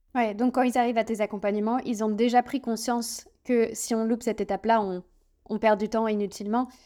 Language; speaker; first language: French; native; French